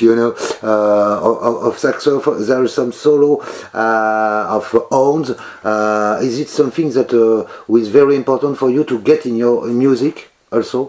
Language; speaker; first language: English; non-native, learner; French